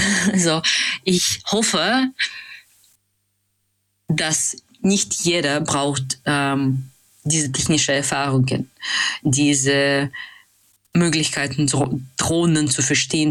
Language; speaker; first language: German; non-native, fluent; Russian